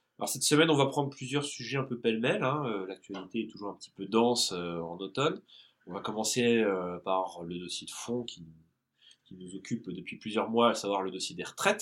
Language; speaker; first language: French; native; French